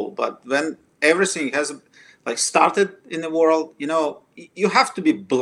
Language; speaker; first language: English; non-native, fluent; Russian